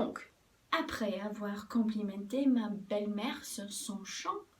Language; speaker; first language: French; non-native, fluent; English